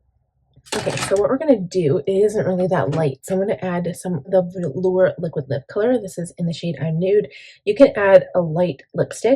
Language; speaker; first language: English; native; English